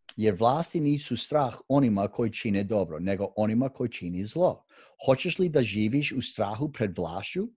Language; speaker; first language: Croatian; early bilingual, heritage; Croatian